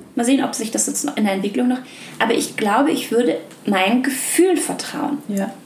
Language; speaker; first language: German; native; German